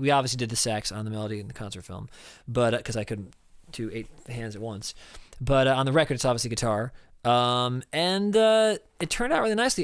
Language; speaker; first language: English; native; English